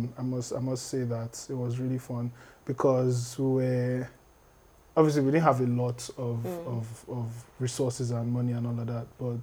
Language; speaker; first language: English; non-native, local second language; Yoruba